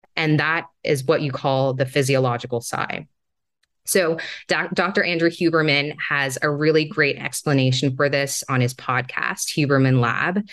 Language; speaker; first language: English; native; English